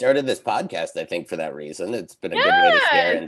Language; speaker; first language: English; native; English